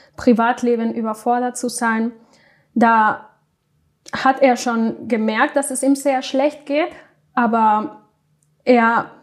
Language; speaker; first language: German; non-native, fluent; Spanish